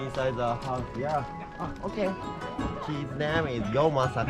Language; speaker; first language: English; non-native, learner; Japanese